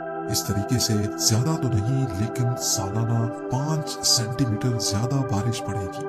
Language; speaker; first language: Urdu; native; Urdu